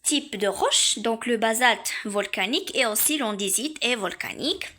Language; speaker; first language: French; non-native, local second language; Arabic